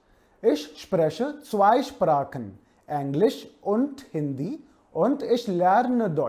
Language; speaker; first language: German; non-native, fluent; Hindi